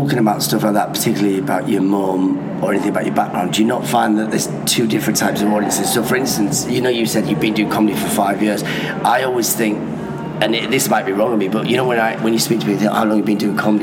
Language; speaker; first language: English; non-native, local second language; Persian